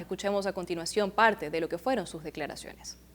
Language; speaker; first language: Spanish; native; Spanish